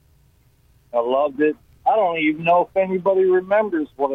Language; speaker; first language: English; native; English